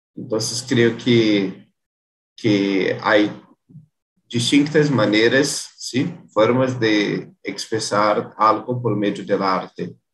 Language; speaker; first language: Spanish; non-native, learner; Portuguese